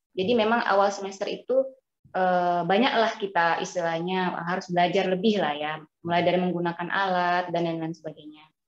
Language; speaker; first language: Indonesian; native; Indonesian